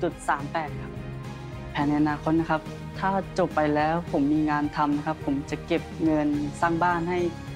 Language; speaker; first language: Thai; non-native, local second language; Karen languages